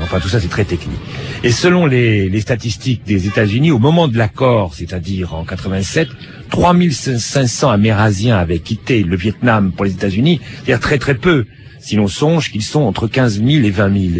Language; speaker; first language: French; native; French